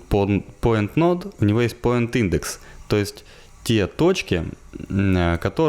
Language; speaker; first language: Russian; native; Russian